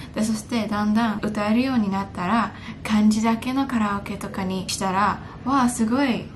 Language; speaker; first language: Japanese; non-native, fluent; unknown